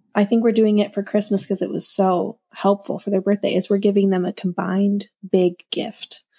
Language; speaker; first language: English; native; English